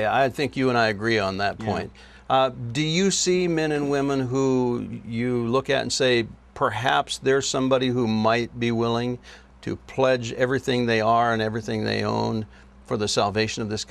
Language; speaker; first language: English; native; English